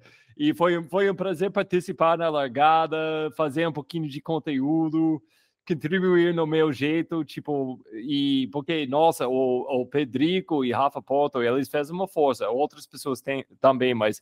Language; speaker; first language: Portuguese; non-native, fluent; English